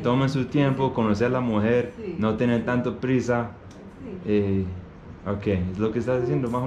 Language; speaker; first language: Spanish; non-native, learner; English